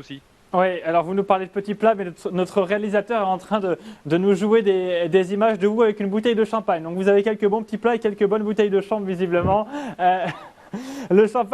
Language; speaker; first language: French; native; French